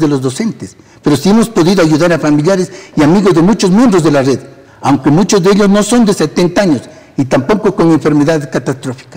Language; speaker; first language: Spanish; native; Spanish